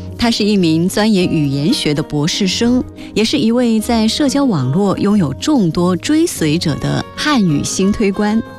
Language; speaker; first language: Chinese; native; Chinese